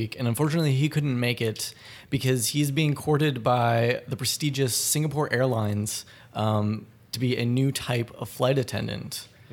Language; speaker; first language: English; native; English